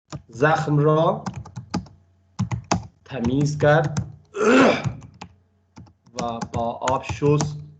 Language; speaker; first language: Persian; non-native, fluent; Urdu